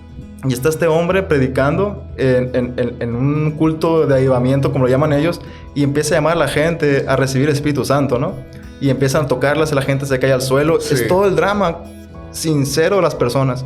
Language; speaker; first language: Spanish; native; Spanish